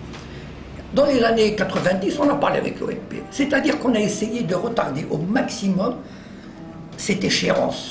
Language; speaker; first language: French; native; French